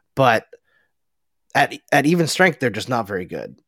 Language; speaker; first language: English; native; English